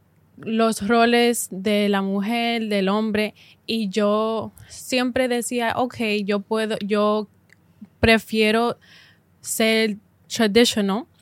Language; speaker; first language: Spanish; early bilingual, heritage; Spanish